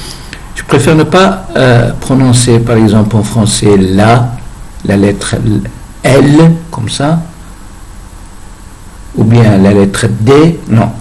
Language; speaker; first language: French; non-native, fluent; Arabic